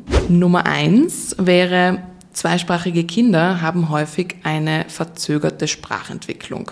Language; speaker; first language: German; native; German